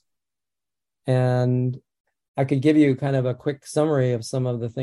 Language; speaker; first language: English; early bilingual, other home language; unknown